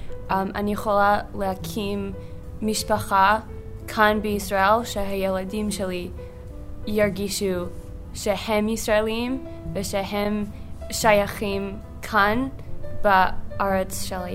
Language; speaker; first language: Hebrew; non-native, learner; English